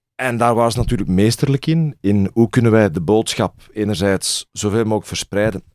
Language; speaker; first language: Dutch; native; Dutch